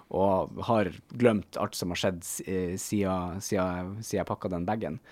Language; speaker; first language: Norwegian; native; Norwegian